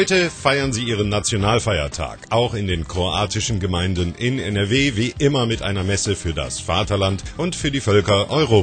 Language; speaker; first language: German; native; German